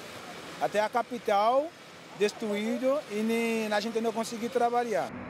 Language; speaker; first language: Portuguese; non-native, learner; Haitian Creole